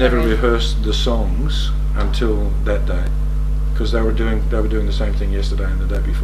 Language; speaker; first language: English; native; English